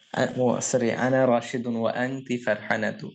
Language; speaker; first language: Arabic; non-native, learner; Bangla